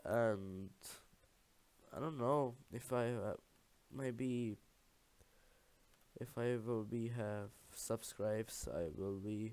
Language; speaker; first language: English; non-native, learner; Czech